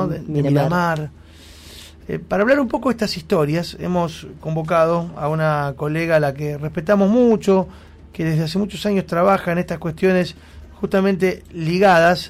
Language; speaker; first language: Spanish; native; Spanish